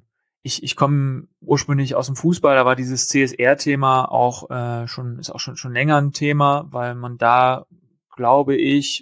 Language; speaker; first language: German; native; German